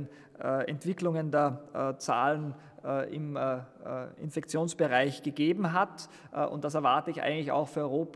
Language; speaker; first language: German; native; German